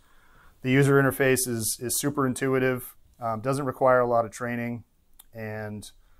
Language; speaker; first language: English; native; English